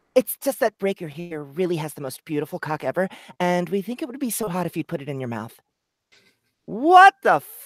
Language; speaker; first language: English; native; English